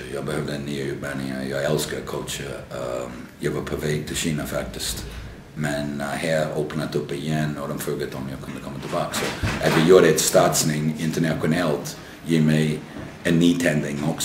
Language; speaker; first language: Swedish; non-native, fluent; English